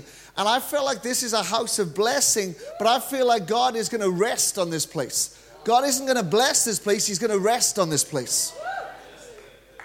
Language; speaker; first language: English; native; English